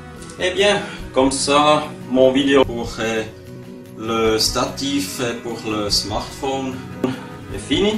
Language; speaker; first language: French; non-native, local second language; German